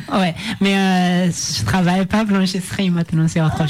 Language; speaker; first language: French; non-native, learner; Oromo